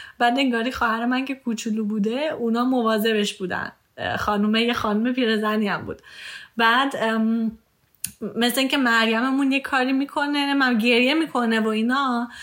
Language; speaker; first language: Persian; early bilingual, heritage; Persian